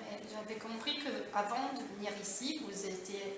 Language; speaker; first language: French; non-native, fluent; Italian